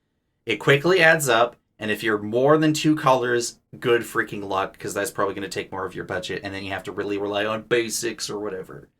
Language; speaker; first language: English; native; English